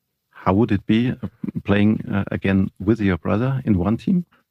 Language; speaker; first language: English; non-native, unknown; German